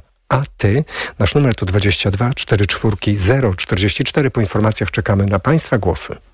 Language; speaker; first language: Polish; native; Polish